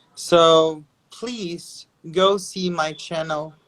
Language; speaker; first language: English; non-native, fluent; Portuguese